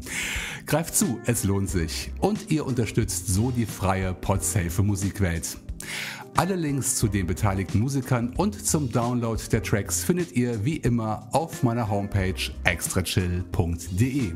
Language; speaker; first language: German; native; German